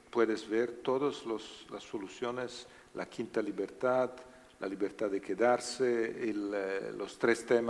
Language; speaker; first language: Spanish; non-native, learner; Italian